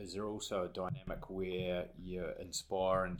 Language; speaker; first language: English; native; English